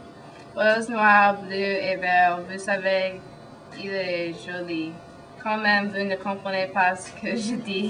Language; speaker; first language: French; non-native, learner; English